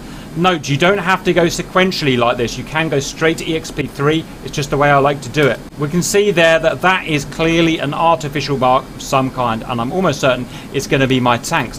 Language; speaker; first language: English; native; English